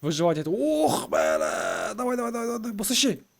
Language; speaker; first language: Russian; non-native, local second language; Kazakh